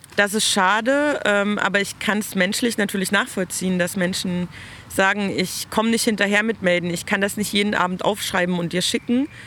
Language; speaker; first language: German; native; German